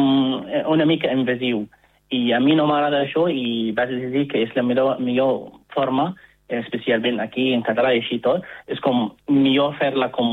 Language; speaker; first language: Catalan; non-native, fluent; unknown